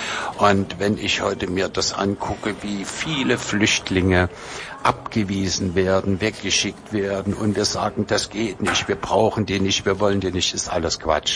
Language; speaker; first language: German; native; German